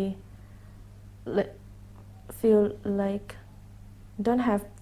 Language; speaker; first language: English; non-native, learner; Thai